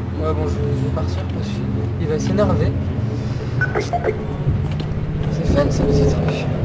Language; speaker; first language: French; native; French